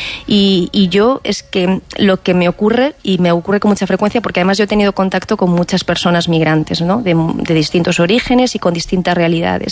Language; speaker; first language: Spanish; native; Spanish